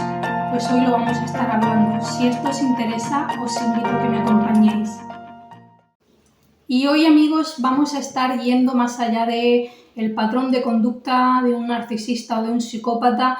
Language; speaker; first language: Spanish; native; Spanish